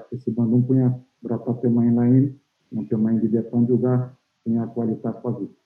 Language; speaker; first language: Indonesian; non-native, fluent; Portuguese